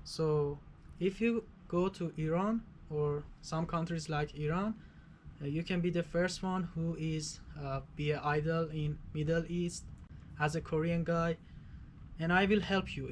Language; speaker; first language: English; non-native, fluent; Persian